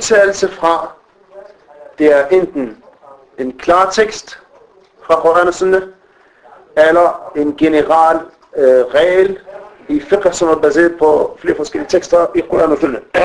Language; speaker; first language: Danish; non-native, fluent; Arabic